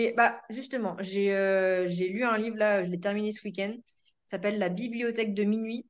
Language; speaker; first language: French; native; French